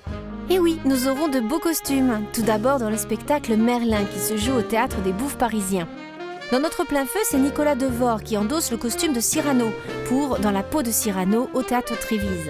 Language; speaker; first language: French; native; French